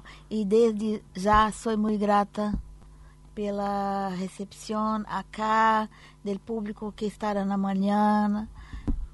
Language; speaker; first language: Spanish; non-native, learner; Portuguese